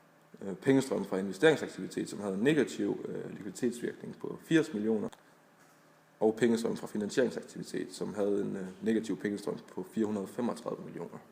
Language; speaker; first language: Danish; native; Danish